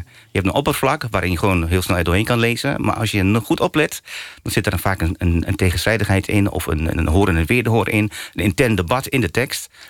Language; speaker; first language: Dutch; early bilingual, other home language; Turkish